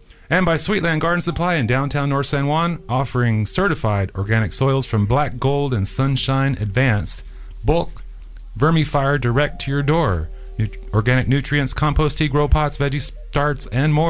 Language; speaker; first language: English; native; English